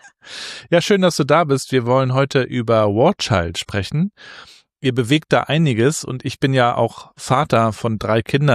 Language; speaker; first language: German; native; German